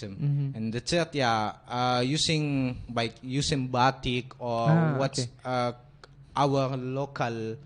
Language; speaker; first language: English; non-native, learner; Indonesian